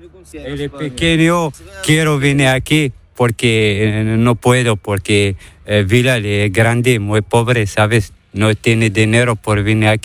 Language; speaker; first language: Spanish; non-native, learner; Arabic